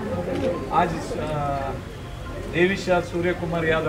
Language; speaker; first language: Hindi; non-native, local second language; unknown